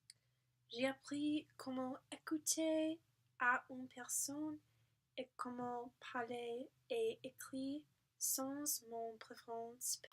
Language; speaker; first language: French; non-native, learner; English